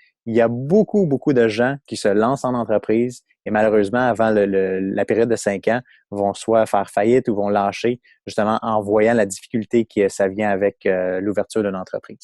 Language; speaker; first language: French; native; French